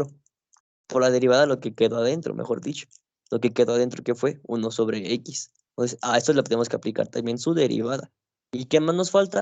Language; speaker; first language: Spanish; native; Spanish